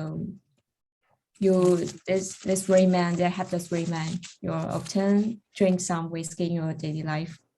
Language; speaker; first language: English; non-native, learner; Chinese